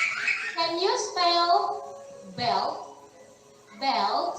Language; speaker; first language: English; non-native, fluent; Indonesian